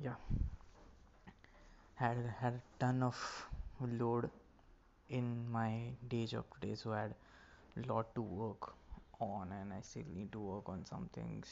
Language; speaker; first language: English; non-native, local second language; Marathi